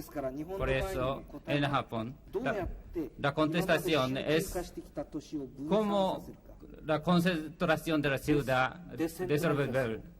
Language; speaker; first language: Spanish; non-native, learner; Japanese